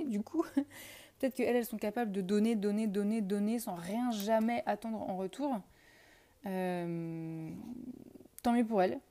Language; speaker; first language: French; native; French